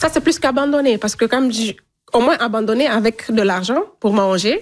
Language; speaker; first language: French; non-native, local second language; Fula